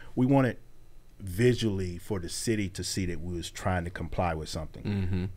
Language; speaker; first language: English; native; English